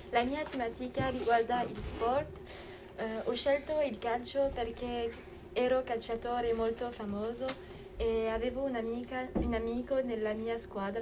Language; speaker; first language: Italian; non-native, learner; French